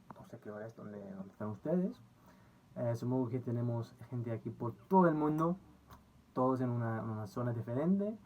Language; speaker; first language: Spanish; non-native, fluent; English